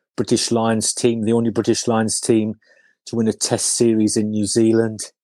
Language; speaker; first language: English; native; English